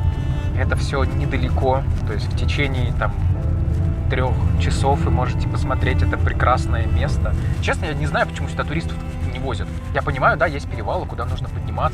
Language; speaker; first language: Russian; native; Russian